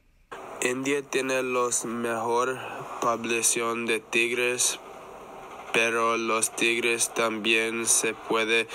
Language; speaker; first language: Spanish; non-native, learner; English